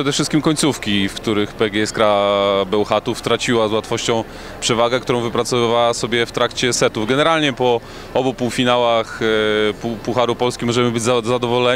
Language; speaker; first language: Polish; native; Polish